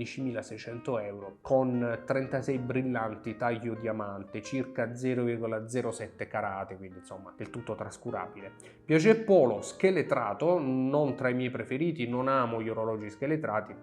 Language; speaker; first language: Italian; native; Italian